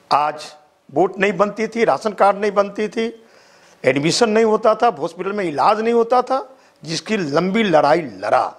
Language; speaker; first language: Hindi; native; Hindi